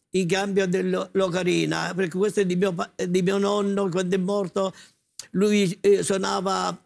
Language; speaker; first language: Italian; native; Italian